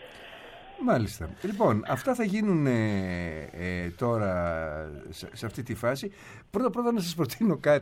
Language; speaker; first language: Greek; native; Greek